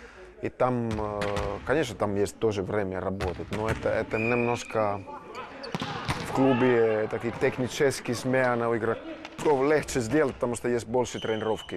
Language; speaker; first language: Russian; non-native, fluent; Finnish